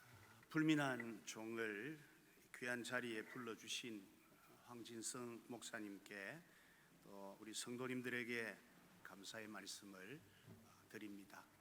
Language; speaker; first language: Korean; native; Korean